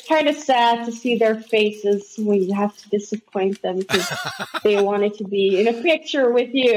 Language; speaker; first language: English; non-native, fluent; Dutch